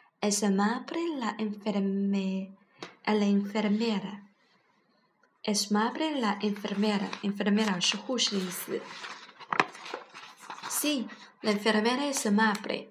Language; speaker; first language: Spanish; non-native, learner; Chinese